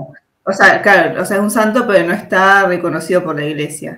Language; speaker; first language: Spanish; native; Spanish